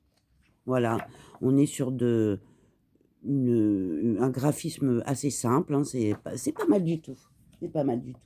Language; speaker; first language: French; native; French